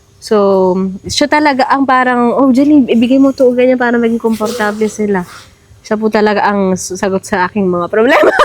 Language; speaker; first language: Filipino; native; Filipino